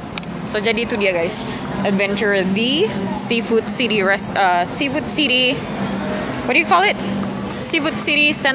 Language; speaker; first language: English; non-native, learner; Indonesian